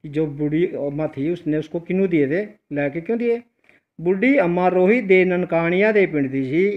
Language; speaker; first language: Hindi; non-native, local second language; Punjabi